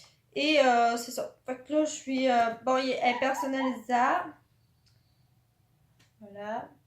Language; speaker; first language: French; native; French